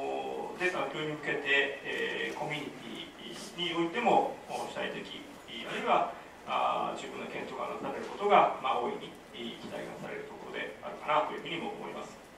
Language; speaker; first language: Japanese; native; Japanese